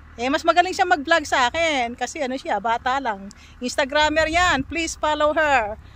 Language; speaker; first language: Filipino; native; Filipino